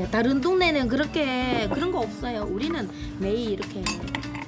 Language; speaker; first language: Korean; non-native, learner; Khmer